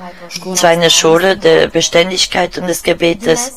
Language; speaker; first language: German; non-native, fluent; Czech